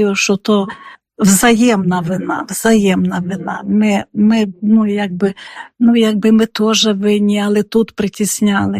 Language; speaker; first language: Polish; early bilingual, heritage; Polish